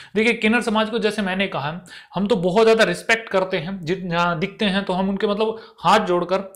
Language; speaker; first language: Hindi; native; Hindi